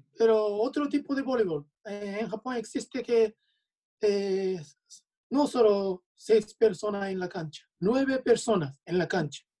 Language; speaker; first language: Spanish; non-native, learner; Japanese